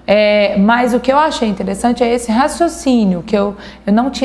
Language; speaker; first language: Portuguese; native; Portuguese